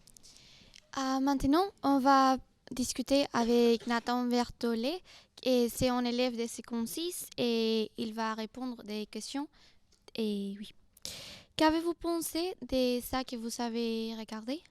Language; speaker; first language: French; non-native, learner; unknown